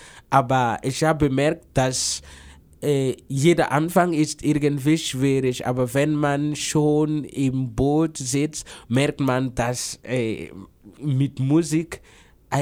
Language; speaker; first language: German; non-native, fluent; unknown